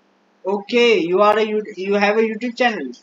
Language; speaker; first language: English; non-native, local second language; Hindi